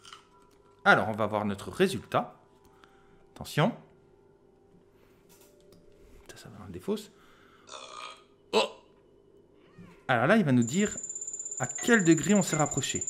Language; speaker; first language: French; native; French